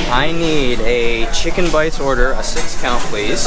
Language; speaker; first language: English; early bilingual, other home language; Korean